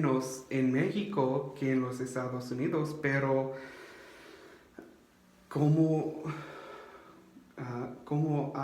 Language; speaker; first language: Spanish; non-native, learner; English